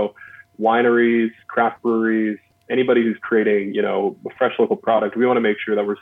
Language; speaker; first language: English; native; English